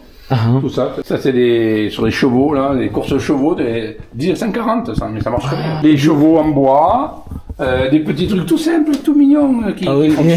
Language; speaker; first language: French; native; French